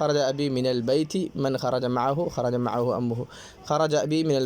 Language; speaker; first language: Arabic; non-native, fluent; Urdu